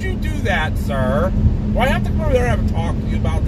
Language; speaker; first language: English; native; English